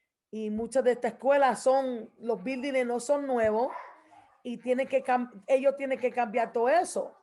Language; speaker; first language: Spanish; early bilingual, heritage; Spanish